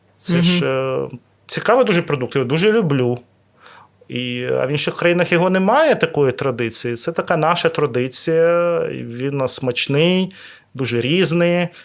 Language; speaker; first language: Ukrainian; non-native, local second language; Russian